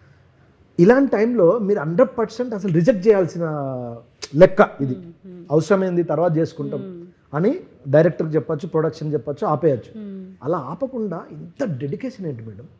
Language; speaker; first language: Telugu; native; Telugu